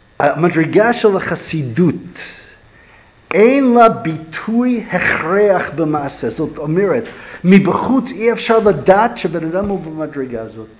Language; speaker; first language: Hebrew; non-native, fluent; English